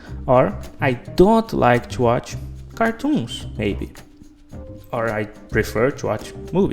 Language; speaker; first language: English; non-native, fluent; Portuguese